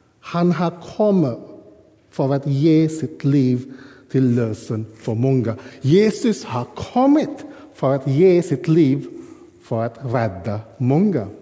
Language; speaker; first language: Swedish; non-native, fluent; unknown